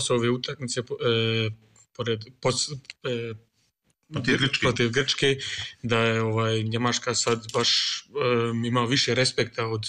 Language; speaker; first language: Serbian; native; Serbian